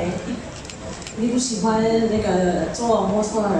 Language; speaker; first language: Chinese; early bilingual, heritage; Chinese